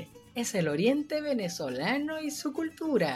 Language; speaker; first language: Spanish; native; Spanish